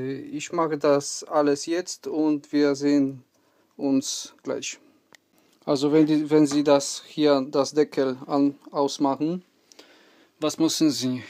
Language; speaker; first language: German; non-native, learner; Polish